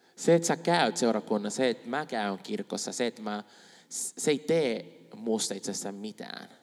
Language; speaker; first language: Finnish; non-native, fluent; Spanish